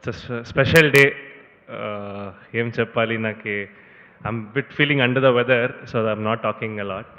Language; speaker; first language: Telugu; non-native, learner; Kannada